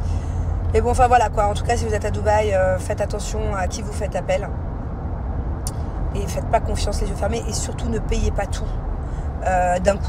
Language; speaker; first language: French; native; French